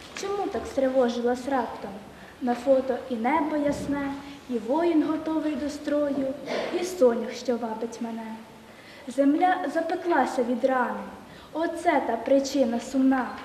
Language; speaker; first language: Ukrainian; native; Ukrainian